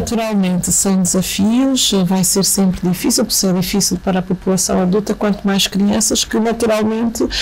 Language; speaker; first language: Portuguese; native; Portuguese